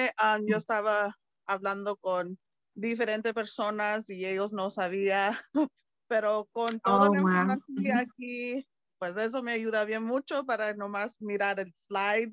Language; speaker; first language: Spanish; early bilingual, heritage; Spanish